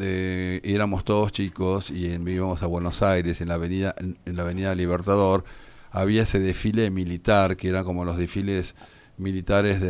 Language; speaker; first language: Spanish; native; Spanish